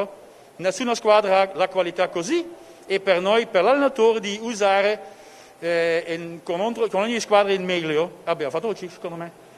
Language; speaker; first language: Italian; non-native, fluent; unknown